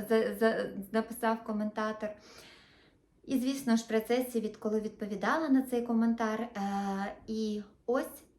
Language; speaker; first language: Ukrainian; non-native, local second language; Russian